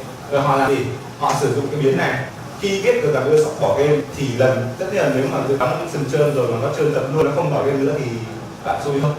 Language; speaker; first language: Vietnamese; native; Vietnamese